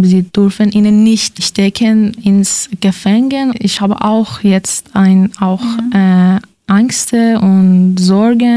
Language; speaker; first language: German; non-native, learner; Persian